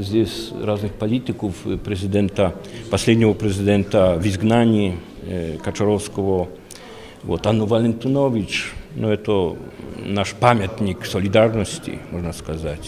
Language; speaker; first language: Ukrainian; non-native, learner; Polish